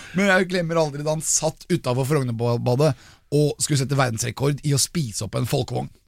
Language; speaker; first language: Norwegian; native; Norwegian